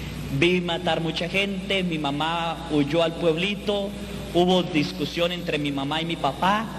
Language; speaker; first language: Spanish; native; Spanish